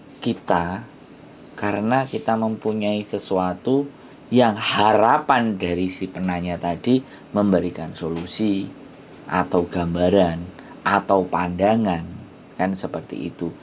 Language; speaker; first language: Indonesian; non-native, local second language; Javanese